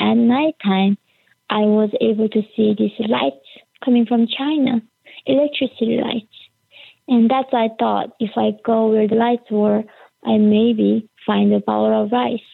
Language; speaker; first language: English; early bilingual, other home language; Korean